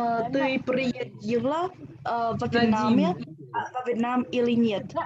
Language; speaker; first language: Russian; non-native, learner; Vietnamese